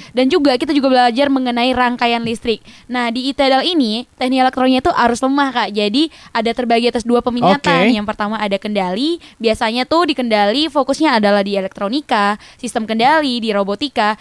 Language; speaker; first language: Indonesian; native; Indonesian